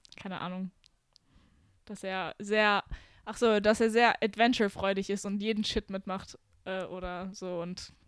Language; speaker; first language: German; native; German